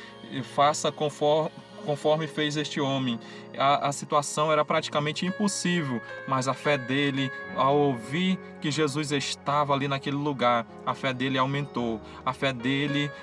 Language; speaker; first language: Portuguese; native; Portuguese